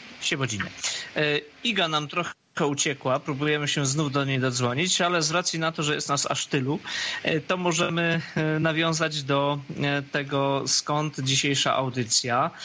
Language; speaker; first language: Polish; native; Polish